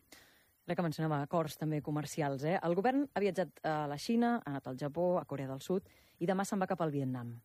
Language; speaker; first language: Catalan; native; Catalan